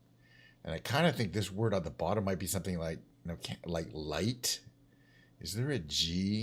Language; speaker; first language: English; native; English